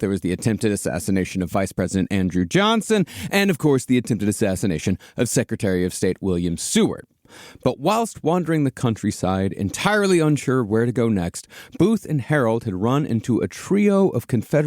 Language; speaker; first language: English; native; English